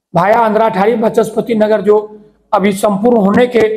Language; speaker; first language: Hindi; native; Hindi